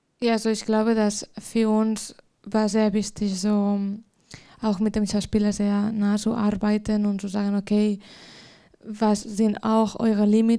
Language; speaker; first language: German; non-native, fluent; Spanish